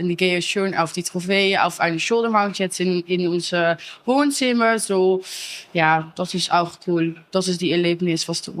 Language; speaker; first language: German; non-native, learner; Dutch